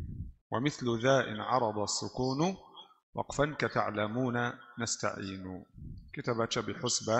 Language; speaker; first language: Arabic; non-native, fluent; Indonesian